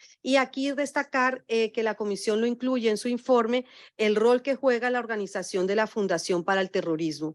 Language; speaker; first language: Spanish; native; Spanish